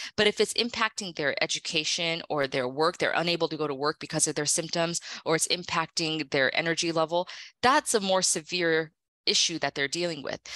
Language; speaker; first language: English; native; English